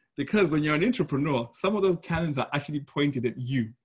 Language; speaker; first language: English; non-native, local second language; Shona